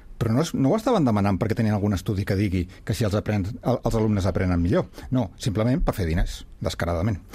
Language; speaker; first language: Catalan; native; Catalan